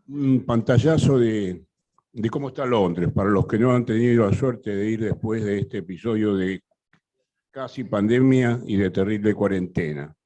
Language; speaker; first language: Spanish; native; Spanish